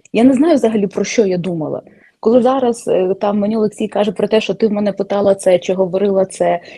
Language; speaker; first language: Ukrainian; native; Ukrainian